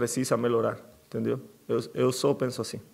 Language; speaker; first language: Portuguese; non-native, fluent; Spanish